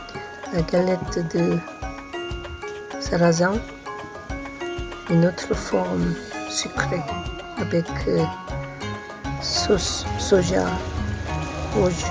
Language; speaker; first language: French; non-native, fluent; Korean